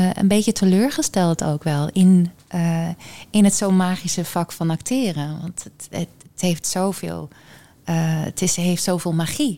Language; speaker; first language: Dutch; early bilingual, heritage; Dutch